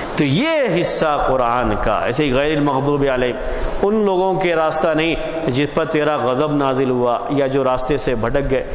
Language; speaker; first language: Urdu; native; Urdu